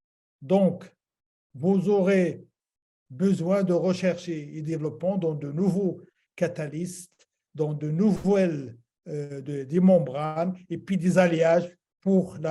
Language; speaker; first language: French; non-native, local second language; Arabic